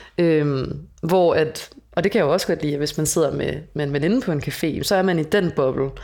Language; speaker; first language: Danish; native; Danish